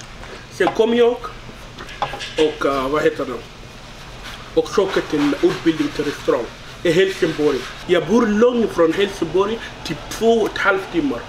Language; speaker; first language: Swedish; non-native, learner; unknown